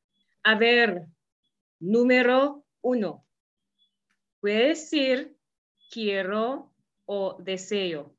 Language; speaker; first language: Spanish; non-native, fluent; English